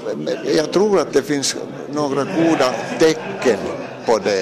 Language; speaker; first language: Swedish; non-native, local second language; Finnish